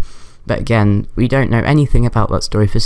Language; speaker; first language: English; native; English